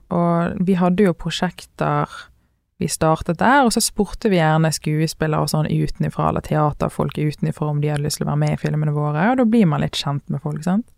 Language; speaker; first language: Norwegian; native; Norwegian